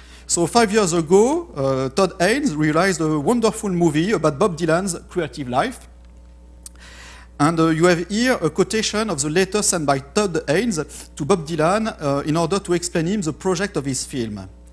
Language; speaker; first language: English; non-native, fluent; French